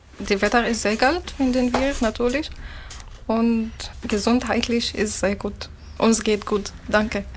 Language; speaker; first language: German; non-native, learner; Arabic